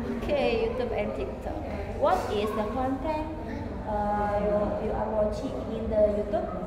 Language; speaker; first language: English; non-native, learner; Indonesian